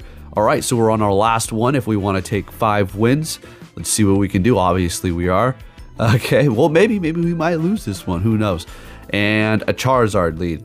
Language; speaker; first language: English; native; English